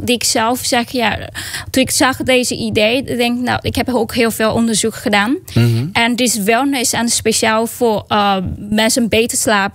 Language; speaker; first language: Dutch; non-native, fluent; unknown